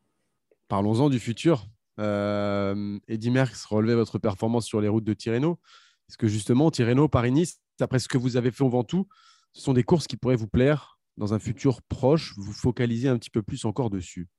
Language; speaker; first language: French; native; French